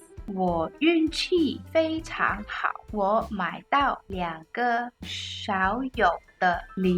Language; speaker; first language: Chinese; non-native, learner; English